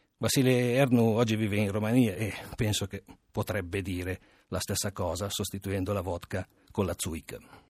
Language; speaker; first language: Italian; non-native, fluent; Romanian